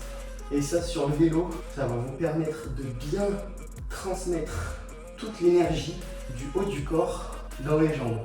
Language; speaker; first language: French; native; French